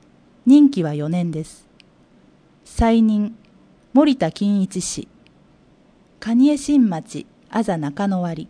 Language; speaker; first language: Japanese; native; Japanese